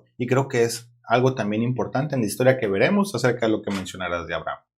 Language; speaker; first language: Spanish; native; Spanish